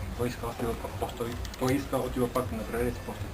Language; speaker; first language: Bulgarian; non-native, learner; Finnish